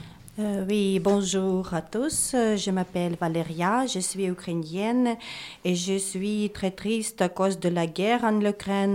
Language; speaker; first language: French; non-native, learner; Ukrainian